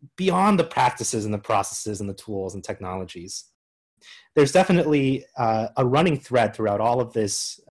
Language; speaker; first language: English; native; English